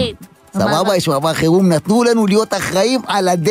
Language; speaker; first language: Hebrew; native; Hebrew